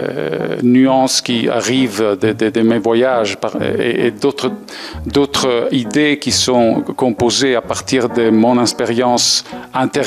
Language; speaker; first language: French; non-native, fluent; Italian